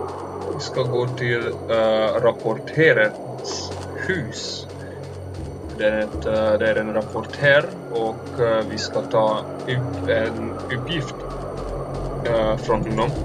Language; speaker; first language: Swedish; non-native, learner; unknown